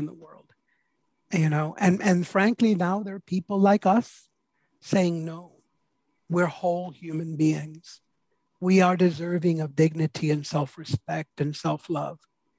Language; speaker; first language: English; native; English